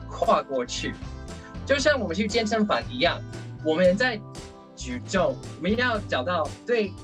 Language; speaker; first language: Chinese; non-native, fluent; English